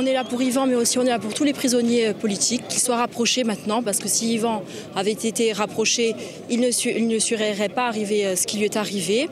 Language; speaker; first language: French; native; French